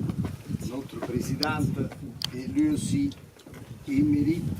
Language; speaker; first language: French; non-native, fluent; Italian